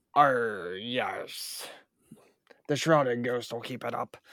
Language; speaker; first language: English; native; English